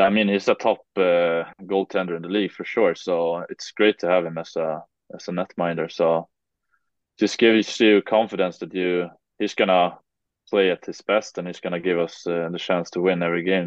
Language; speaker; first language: English; non-native, fluent; Swedish